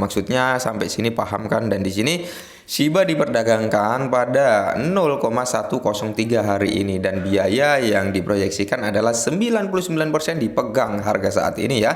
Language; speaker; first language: Indonesian; native; Indonesian